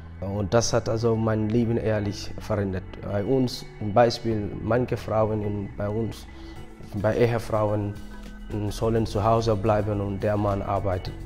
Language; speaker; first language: German; non-native, learner; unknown